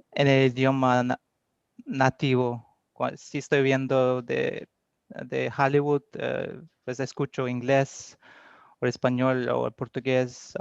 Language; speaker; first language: Spanish; non-native, learner; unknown